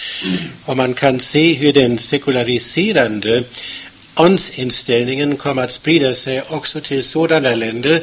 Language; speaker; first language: Swedish; non-native, fluent; German